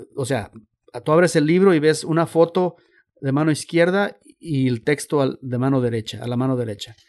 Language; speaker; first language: Spanish; native; Spanish